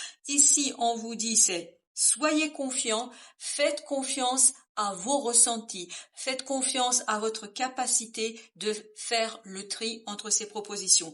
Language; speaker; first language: French; native; French